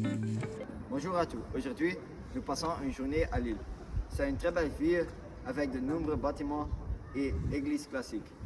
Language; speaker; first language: French; non-native, local second language; Dutch